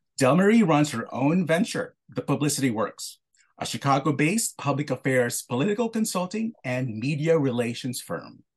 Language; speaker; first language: English; non-native, local second language; Filipino